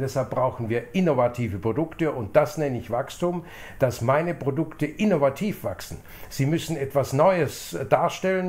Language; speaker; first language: German; native; German